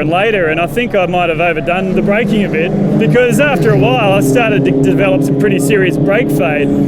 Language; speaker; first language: English; native; English